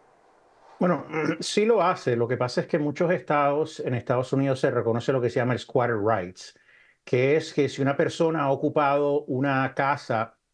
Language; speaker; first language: Spanish; native; Spanish